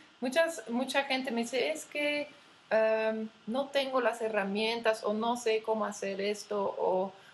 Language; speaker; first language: Spanish; non-native, fluent; Dutch